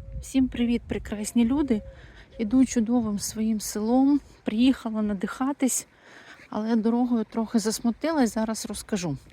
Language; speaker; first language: Ukrainian; non-native, local second language; Russian